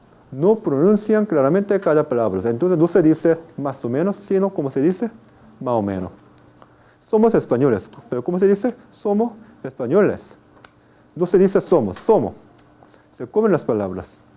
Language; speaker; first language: Spanish; non-native, fluent; Korean